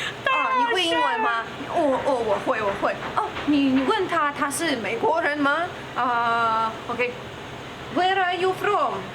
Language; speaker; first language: Chinese; non-native, learner; Russian